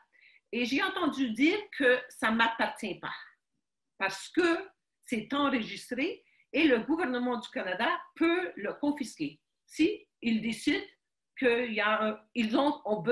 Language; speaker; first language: French; early bilingual, other home language; Ukrainian